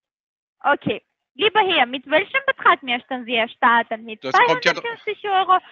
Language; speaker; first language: German; non-native, learner; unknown